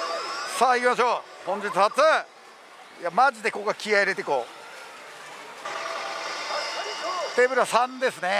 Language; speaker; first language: Japanese; native; Japanese